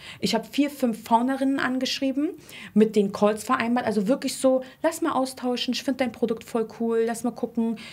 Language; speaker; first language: German; early bilingual, other home language; Turkish